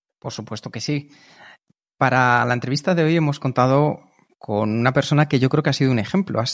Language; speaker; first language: Spanish; native; Spanish